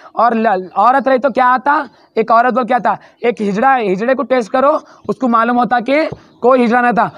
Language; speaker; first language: Hindi; non-native, local second language; Urdu